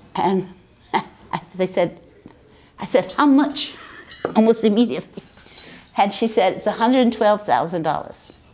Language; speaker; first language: English; native; English